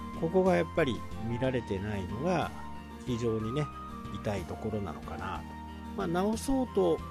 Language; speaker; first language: Japanese; native; Japanese